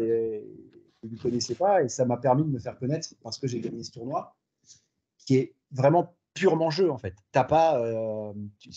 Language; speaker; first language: French; native; French